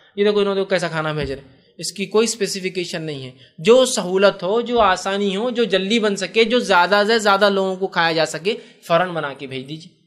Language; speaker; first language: Urdu; non-native, local second language; Bangla